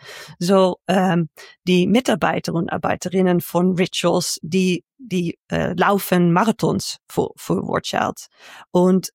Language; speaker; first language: German; non-native, learner; Dutch